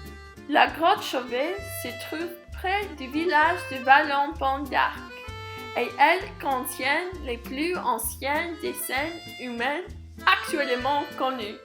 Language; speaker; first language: French; non-native, learner; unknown